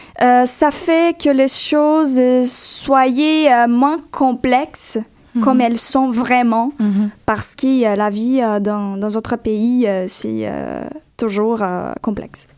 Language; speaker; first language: French; non-native, fluent; Portuguese